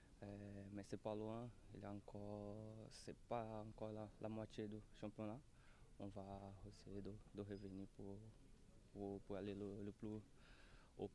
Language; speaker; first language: French; non-native, learner; Portuguese